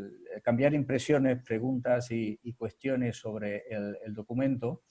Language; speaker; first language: Spanish; native; Spanish